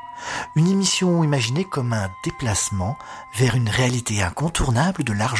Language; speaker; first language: French; native; French